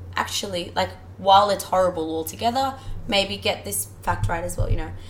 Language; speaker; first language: English; native; English